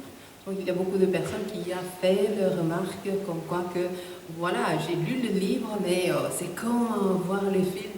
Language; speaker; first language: French; non-native, fluent; Korean